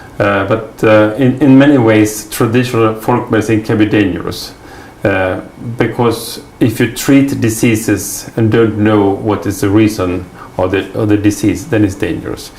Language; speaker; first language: English; non-native, fluent; Swedish